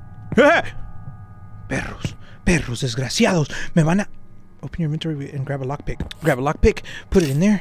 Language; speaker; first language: English; early bilingual, other home language; Spanish